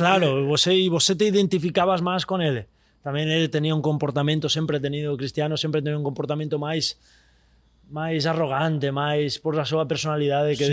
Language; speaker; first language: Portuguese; non-native, learner; Spanish